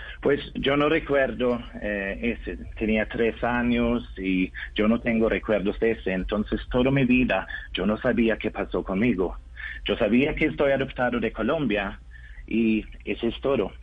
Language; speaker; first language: Spanish; non-native, learner; Norwegian